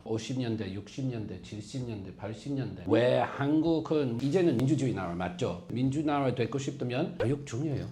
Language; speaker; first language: Korean; non-native, fluent; English